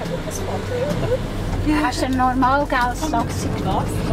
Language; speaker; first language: German; native; German